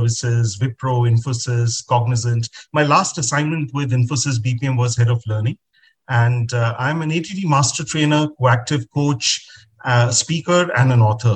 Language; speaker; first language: English; non-native, local second language; Hindi